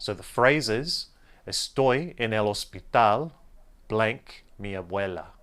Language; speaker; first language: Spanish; non-native, fluent; English